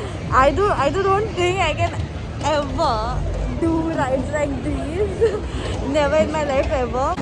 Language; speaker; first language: English; non-native, local second language; Hindi